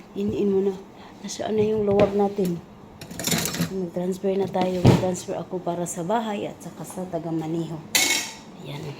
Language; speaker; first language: Filipino; non-native, local second language; Cebuano